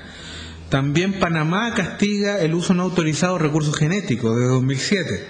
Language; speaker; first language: Spanish; native; Spanish